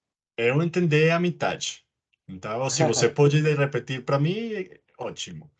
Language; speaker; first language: Portuguese; non-native, learner; Spanish